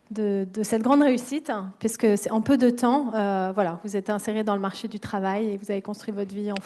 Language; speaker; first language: French; native; French